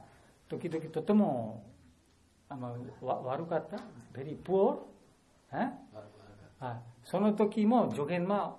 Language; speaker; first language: Japanese; non-native, learner; Bangla